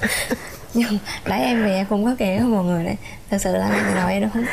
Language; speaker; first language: Vietnamese; native; Vietnamese